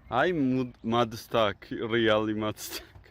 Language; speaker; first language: English; non-native, learner; Georgian